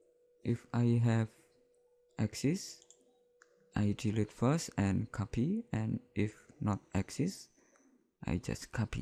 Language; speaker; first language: English; non-native, learner; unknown